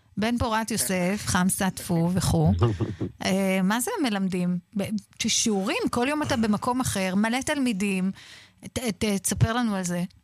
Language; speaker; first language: Hebrew; native; Hebrew